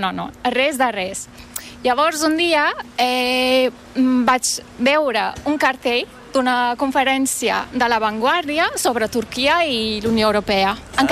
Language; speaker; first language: Catalan; non-native, fluent; Turkish